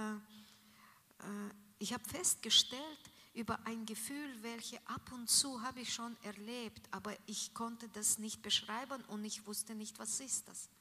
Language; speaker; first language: German; non-native, learner; Russian